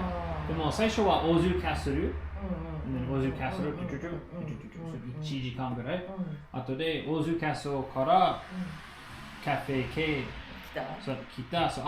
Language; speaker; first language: Japanese; non-native, learner; English